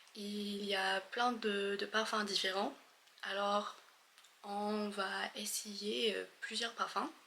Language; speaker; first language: French; non-native, fluent; English